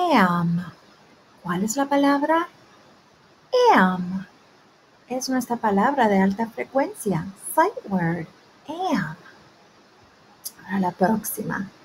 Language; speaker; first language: Spanish; early bilingual, heritage; Spanish